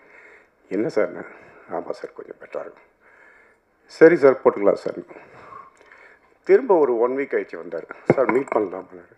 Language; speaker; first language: Tamil; native; Tamil